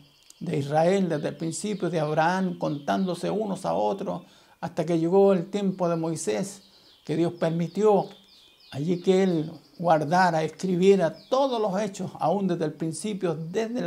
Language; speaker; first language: Spanish; native; Spanish